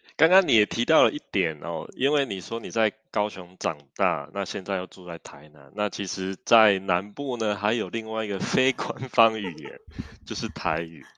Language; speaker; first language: Chinese; native; Chinese